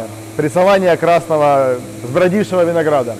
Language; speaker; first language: Russian; native; Russian